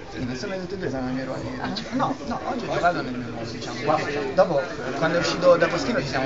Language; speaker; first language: Italian; native; Italian